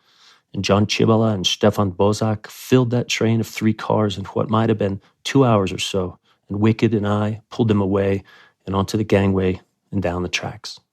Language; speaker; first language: English; native; English